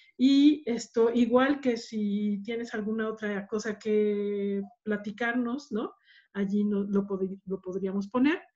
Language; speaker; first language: Spanish; native; Spanish